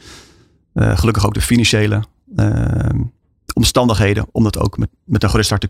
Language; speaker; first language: Dutch; native; Dutch